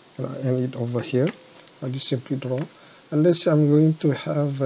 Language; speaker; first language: English; non-native, local second language; Malay